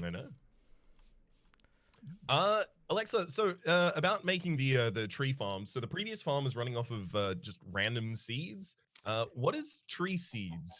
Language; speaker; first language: English; native; English